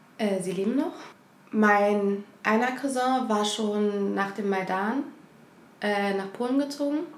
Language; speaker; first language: German; native; German